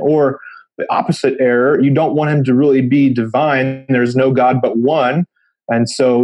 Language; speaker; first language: English; native; English